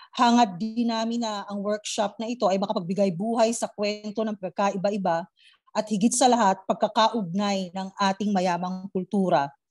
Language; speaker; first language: Filipino; non-native, local second language; Cebuano